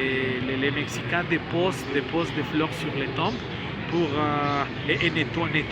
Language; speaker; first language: French; non-native, learner; Spanish